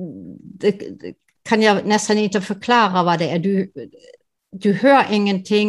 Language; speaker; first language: Swedish; non-native, fluent; German